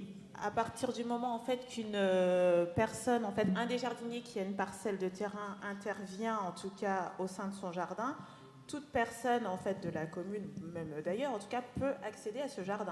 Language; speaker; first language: French; native; French